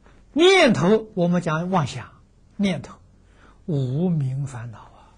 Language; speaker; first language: Chinese; native; Chinese